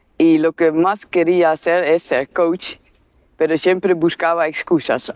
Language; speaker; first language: Spanish; non-native, fluent; Dutch